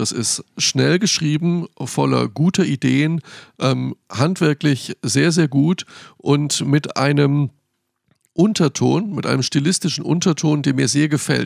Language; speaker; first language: German; native; German